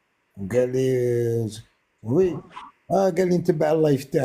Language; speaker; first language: Arabic; native; Arabic